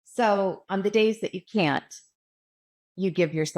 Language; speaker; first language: English; native; English